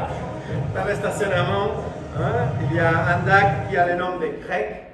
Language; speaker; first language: French; non-native, fluent; Spanish